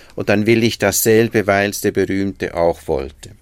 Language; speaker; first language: German; native; German